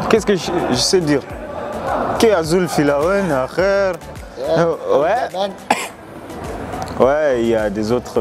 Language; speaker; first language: French; non-native, local second language; Rundi